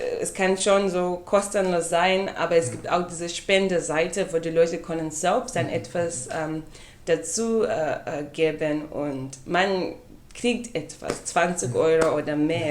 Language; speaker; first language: German; non-native, fluent; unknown